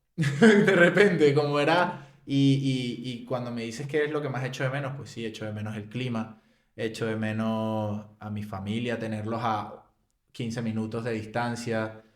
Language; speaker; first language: Spanish; native; Spanish